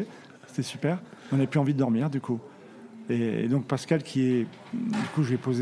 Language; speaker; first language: French; native; French